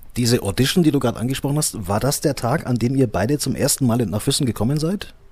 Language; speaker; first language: German; native; German